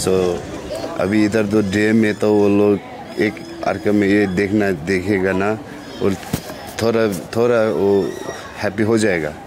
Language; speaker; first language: Hindi; non-native, learner; Nepali